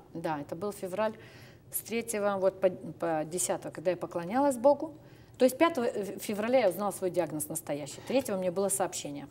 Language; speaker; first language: Russian; native; Russian